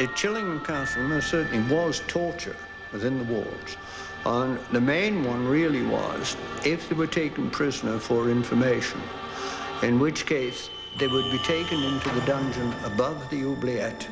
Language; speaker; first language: English; native; English